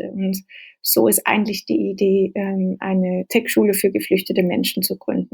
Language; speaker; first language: German; non-native, fluent; Danish